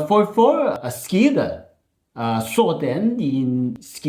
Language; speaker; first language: Danish; non-native, learner; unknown